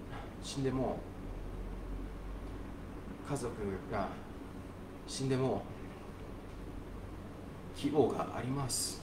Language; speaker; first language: Japanese; non-native, fluent; English